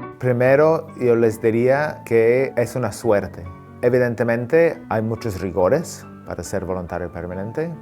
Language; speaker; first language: Spanish; non-native, fluent; English